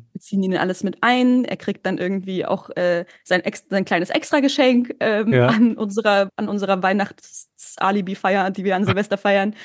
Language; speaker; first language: German; native; German